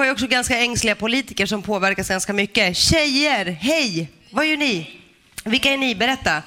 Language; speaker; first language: Swedish; native; Swedish